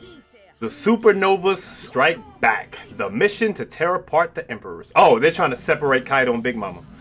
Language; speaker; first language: English; native; English